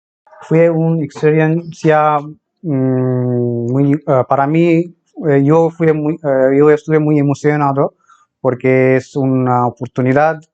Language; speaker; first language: Spanish; non-native, fluent; Bangla